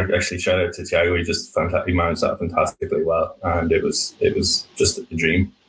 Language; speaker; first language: English; native; English